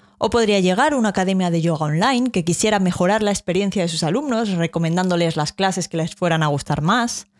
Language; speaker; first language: Spanish; native; Spanish